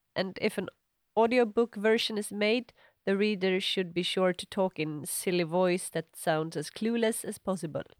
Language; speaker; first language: English; non-native, fluent; Swedish